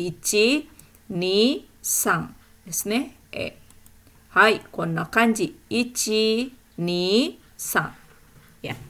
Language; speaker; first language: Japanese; non-native, fluent; Indonesian